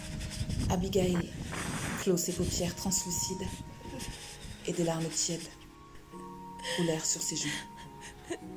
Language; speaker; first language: French; native; French